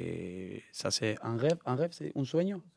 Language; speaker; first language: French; non-native, learner; Spanish